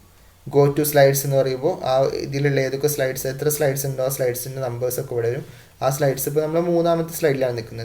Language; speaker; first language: Malayalam; native; Malayalam